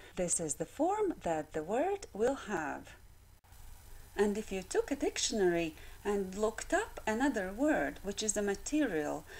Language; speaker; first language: English; non-native, fluent; Latvian